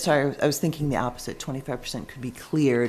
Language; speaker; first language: English; native; English